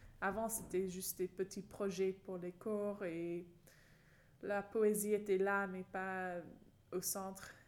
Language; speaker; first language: French; non-native, fluent; English